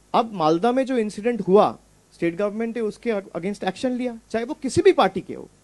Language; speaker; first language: Hindi; non-native, local second language; Bangla